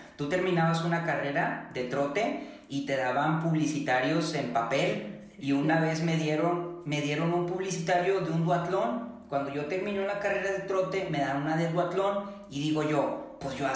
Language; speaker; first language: Spanish; native; Spanish